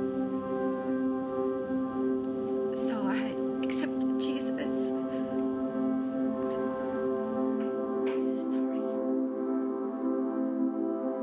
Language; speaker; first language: English; non-native, fluent; Chinese